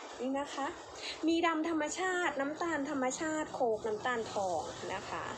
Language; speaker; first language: Thai; native; Thai